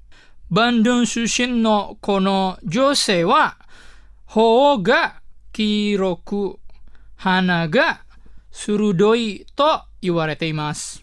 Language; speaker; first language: Japanese; non-native, fluent; Indonesian